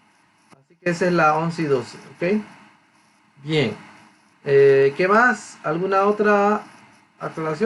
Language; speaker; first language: Spanish; native; Spanish